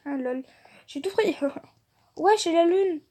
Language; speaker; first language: French; native; French